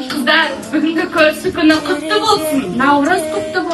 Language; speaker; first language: Kazakh; native; Kazakh